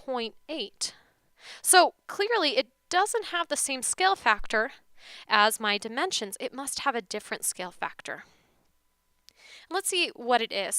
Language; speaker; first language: English; native; English